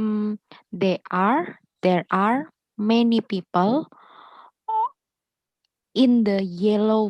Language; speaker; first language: English; non-native, learner; Indonesian